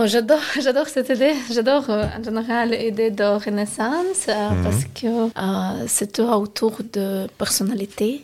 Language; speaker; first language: French; non-native, learner; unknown